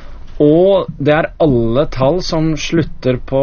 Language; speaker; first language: Norwegian; native; Norwegian